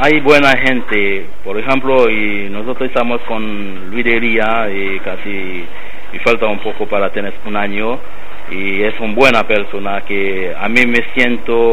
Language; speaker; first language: Spanish; non-native, learner; Haitian Creole